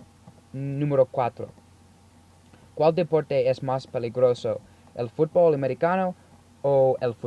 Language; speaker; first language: Spanish; non-native, learner; English